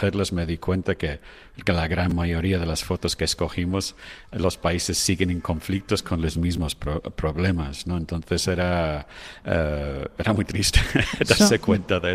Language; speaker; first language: Spanish; non-native, fluent; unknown